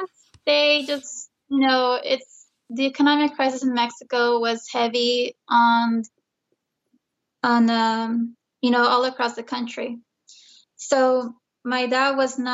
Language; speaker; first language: English; early bilingual, other home language; Spanish